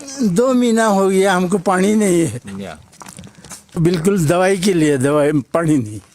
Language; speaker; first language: Hindi; non-native, local second language; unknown